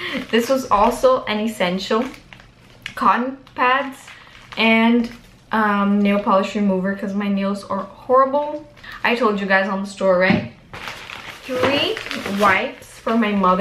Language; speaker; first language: English; non-native, fluent; Portuguese